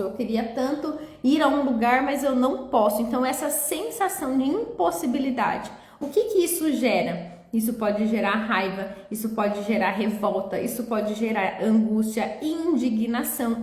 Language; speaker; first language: Portuguese; native; Portuguese